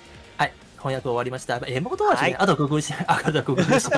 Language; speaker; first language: Japanese; non-native, fluent; Chinese